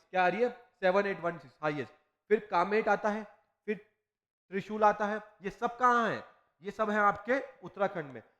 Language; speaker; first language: Hindi; native; Hindi